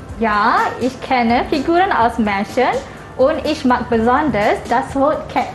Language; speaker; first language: German; non-native, fluent; Malay